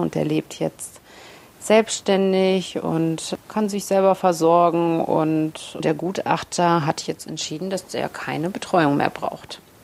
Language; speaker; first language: German; early bilingual, other home language; Russian